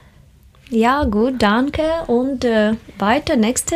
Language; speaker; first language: German; non-native, learner; Russian